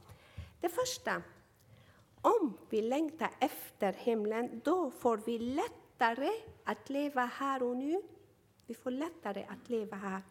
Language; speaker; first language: Swedish; non-native, fluent; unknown